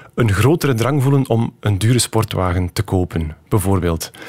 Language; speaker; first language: Dutch; native; Dutch